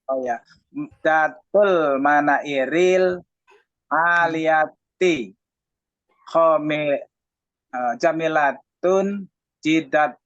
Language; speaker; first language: Arabic; non-native, learner; Indonesian